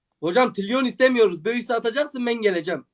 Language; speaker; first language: Turkish; native; Turkish